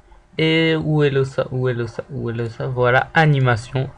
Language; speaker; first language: French; native; French